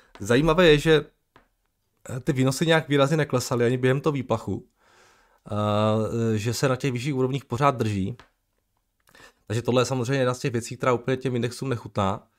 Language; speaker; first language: Czech; native; Czech